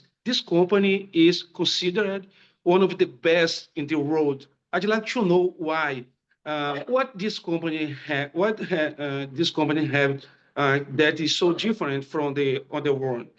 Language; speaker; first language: English; non-native, fluent; Portuguese